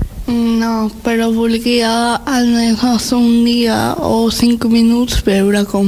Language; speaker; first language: Catalan; non-native, learner; Spanish